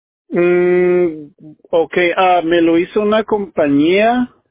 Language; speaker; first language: Spanish; native; Spanish